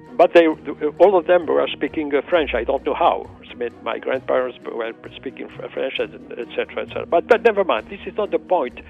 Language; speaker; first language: English; non-native, fluent; Arabic